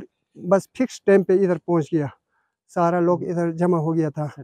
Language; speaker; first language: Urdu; non-native, local second language; Balti